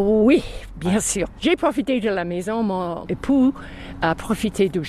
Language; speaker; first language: French; non-native, fluent; English